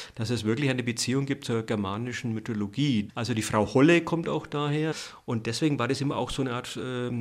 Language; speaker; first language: German; native; German